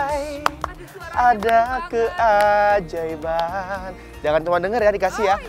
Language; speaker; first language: Indonesian; native; Indonesian